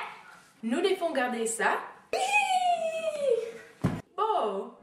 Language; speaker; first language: French; non-native, learner; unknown